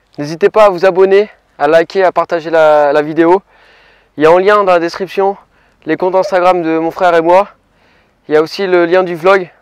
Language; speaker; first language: French; native; French